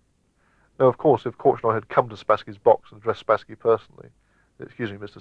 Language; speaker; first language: English; native; English